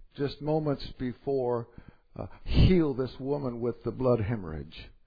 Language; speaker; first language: English; native; English